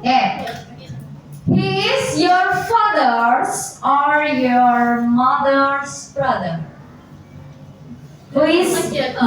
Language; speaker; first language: English; non-native, learner; Indonesian